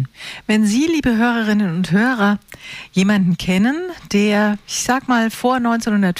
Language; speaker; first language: German; native; German